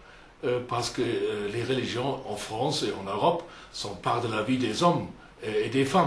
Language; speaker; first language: French; non-native, fluent; German